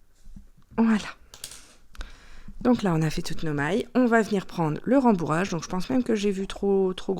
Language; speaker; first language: French; native; French